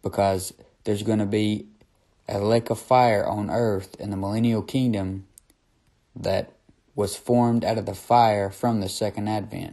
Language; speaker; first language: English; native; English